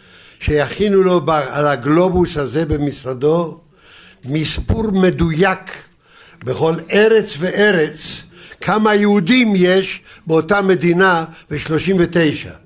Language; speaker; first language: Hebrew; early bilingual, other home language; Yiddish